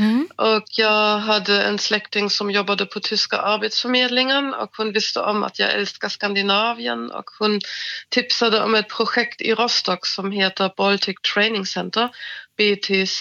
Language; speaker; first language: Swedish; non-native, fluent; German